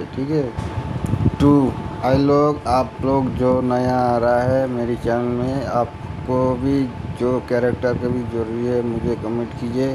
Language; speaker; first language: Hindi; non-native, local second language; Bangla